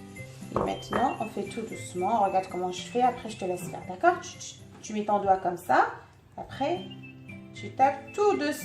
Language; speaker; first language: French; non-native, local second language; Arabic